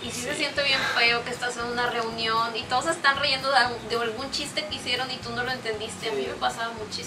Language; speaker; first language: Spanish; native; Spanish